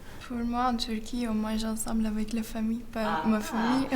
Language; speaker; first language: French; non-native, learner; Turkish